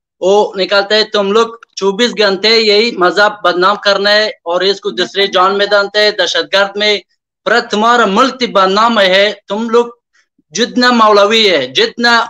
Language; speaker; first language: Urdu; non-native, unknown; Persian